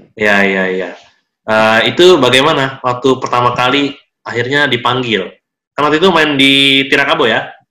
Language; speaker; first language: Indonesian; native; Indonesian